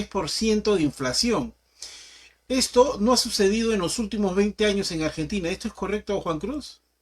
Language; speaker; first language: Spanish; native; Spanish